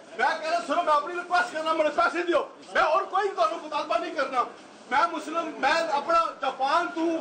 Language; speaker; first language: Urdu; non-native, local second language; Punjabi